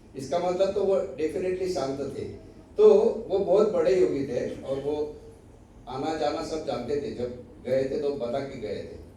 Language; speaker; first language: Hindi; non-native, local second language; Marathi